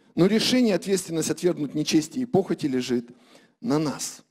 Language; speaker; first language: Russian; native; Russian